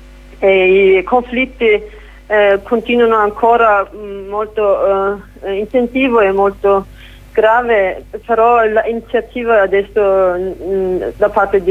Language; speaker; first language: Italian; non-native, fluent; Kurdish